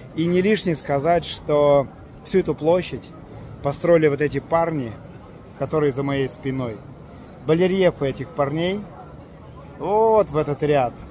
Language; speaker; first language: Russian; native; Russian